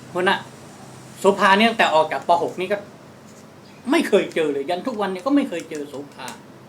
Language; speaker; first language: Thai; non-native, local second language; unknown